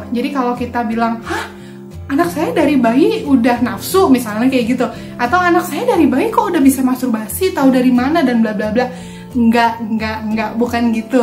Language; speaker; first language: Indonesian; native; Indonesian